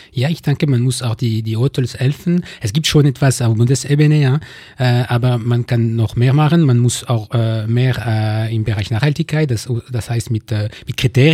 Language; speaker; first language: German; non-native, local second language; French